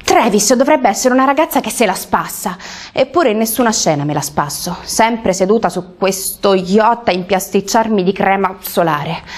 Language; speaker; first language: Italian; native; Italian